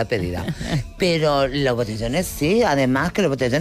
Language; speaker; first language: Spanish; native; Spanish